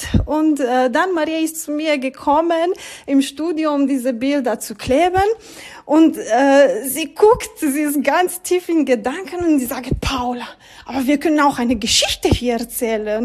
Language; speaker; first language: German; non-native, learner; Romanian